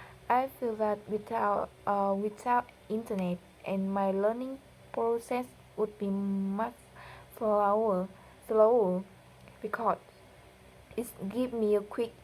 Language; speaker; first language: English; non-native, learner; Vietnamese